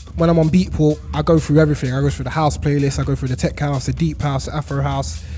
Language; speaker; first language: English; native; English